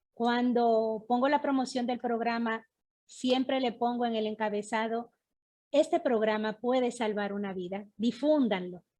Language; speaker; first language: Spanish; native; Spanish